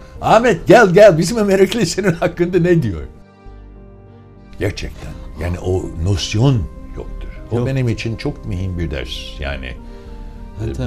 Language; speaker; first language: Turkish; non-native, fluent; English